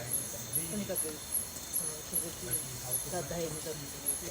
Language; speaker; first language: Japanese; native; Japanese